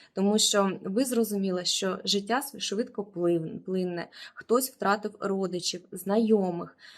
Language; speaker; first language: Ukrainian; non-native, local second language; Russian